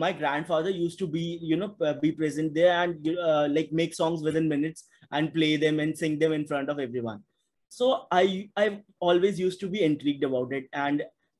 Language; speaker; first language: English; non-native, local second language; Hindi